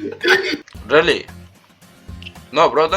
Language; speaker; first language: English; non-native, learner; Arabic